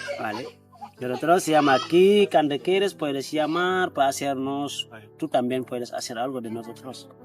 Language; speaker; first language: Spanish; non-native, fluent; Wolof